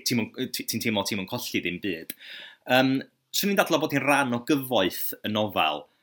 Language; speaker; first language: Welsh; native; Welsh